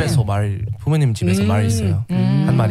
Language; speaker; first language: Korean; non-native, learner; English